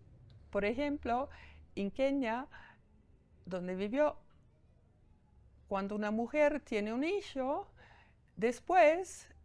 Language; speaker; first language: Spanish; non-native, fluent; German